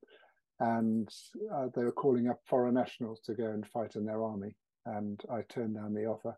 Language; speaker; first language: English; native; English